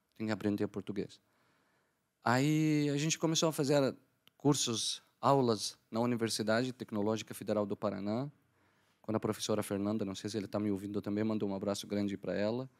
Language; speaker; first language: Portuguese; non-native, fluent; Arabic